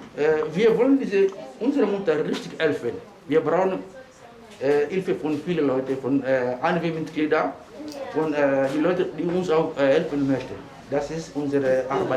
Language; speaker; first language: German; non-native, learner; Portuguese